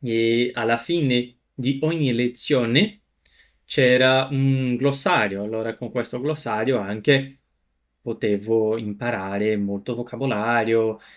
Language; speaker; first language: Italian; non-native, fluent; Portuguese